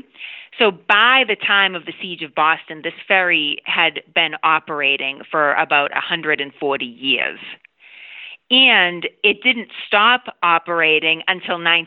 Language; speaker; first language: English; native; English